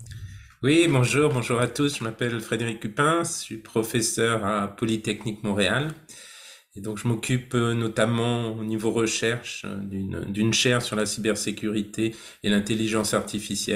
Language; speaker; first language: French; native; French